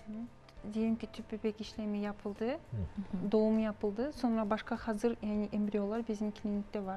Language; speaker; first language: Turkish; non-native, fluent; Kyrgyz